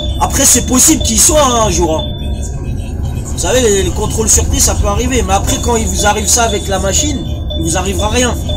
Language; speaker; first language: French; early bilingual, other home language; Arabic